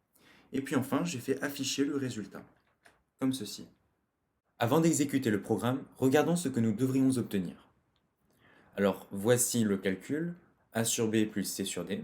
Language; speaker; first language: French; native; French